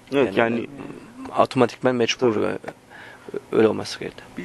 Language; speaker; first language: Turkish; early bilingual, heritage; Turkish